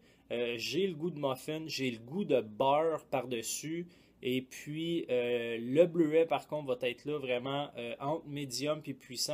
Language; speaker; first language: French; native; French